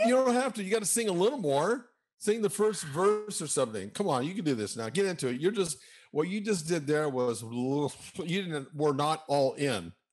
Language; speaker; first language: English; native; English